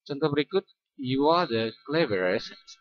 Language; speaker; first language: English; non-native, fluent; Indonesian